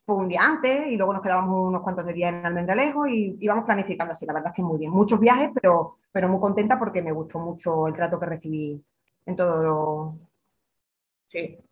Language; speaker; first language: Spanish; native; Spanish